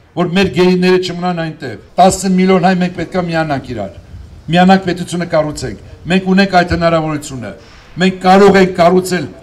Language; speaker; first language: Armenian; native; Armenian